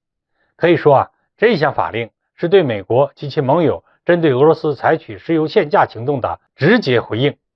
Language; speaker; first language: Chinese; native; Chinese